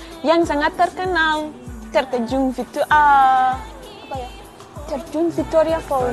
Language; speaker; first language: Indonesian; non-native, learner; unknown